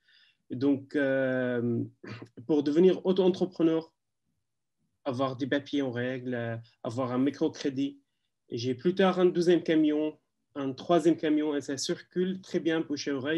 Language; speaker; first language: French; non-native, learner; Arabic